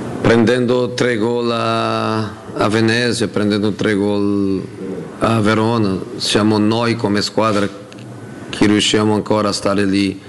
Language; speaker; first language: Italian; non-native, fluent; Portuguese